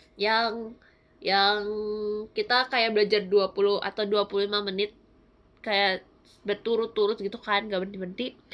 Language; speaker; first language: Indonesian; native; Indonesian